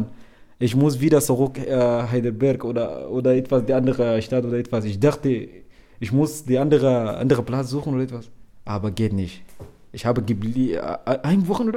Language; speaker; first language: German; non-native, learner; Arabic